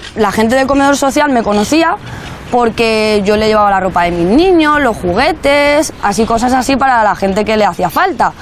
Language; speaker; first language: Spanish; native; Spanish